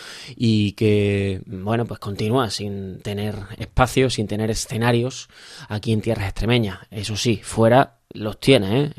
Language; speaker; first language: Spanish; native; Spanish